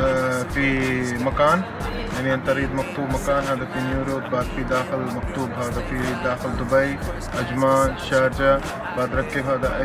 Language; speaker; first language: Arabic; non-native, learner; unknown